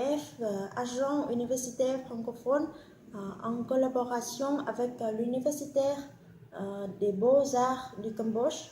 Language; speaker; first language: French; non-native, fluent; Vietnamese